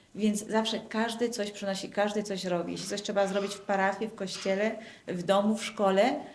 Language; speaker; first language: Polish; native; Polish